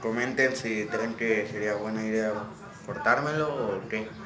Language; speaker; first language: Spanish; native; Spanish